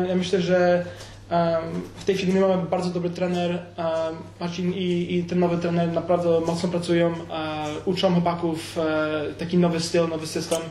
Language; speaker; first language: Polish; early bilingual, heritage; Polish